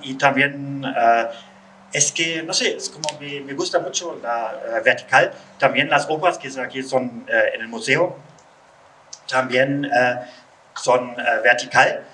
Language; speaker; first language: Spanish; non-native, learner; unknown